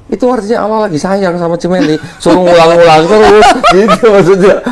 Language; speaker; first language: Indonesian; native; Indonesian